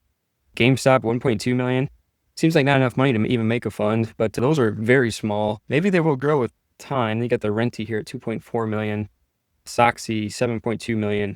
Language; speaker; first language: English; native; English